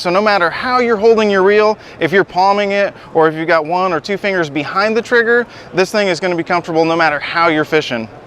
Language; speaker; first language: English; native; English